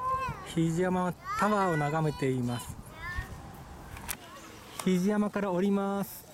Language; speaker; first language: Japanese; native; Japanese